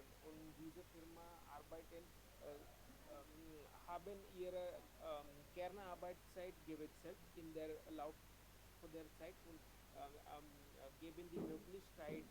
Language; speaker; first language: German; non-native, learner; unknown